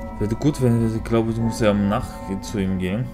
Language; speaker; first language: German; non-native, fluent; Polish